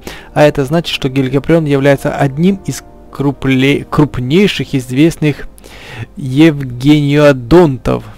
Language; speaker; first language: Russian; native; Russian